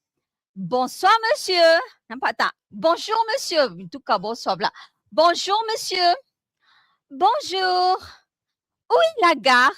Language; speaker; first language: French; non-native, fluent; Malay